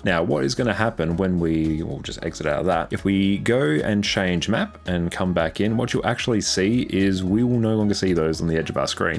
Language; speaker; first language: English; native; English